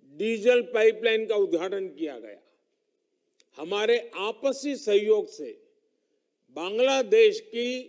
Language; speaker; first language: Hindi; non-native, local second language; Gujarati